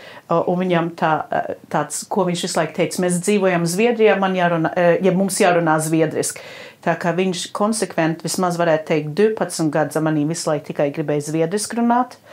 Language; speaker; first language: Latvian; early bilingual, heritage; Latvian